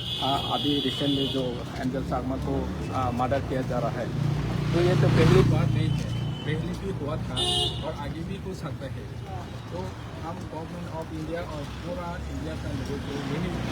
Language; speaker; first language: Hindi; non-native, local second language; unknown